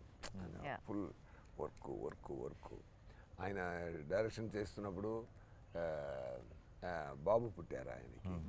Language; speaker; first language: Telugu; non-native, fluent; Tamil